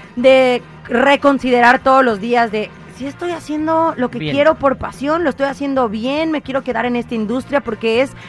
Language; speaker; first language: Spanish; native; Spanish